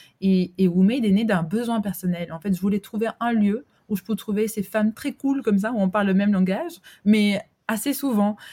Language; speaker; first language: French; early bilingual, other home language; Albanian